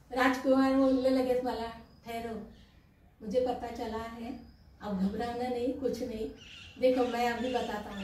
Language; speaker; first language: Hindi; non-native, local second language; Marathi